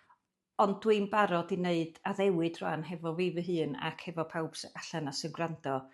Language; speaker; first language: Welsh; native; Welsh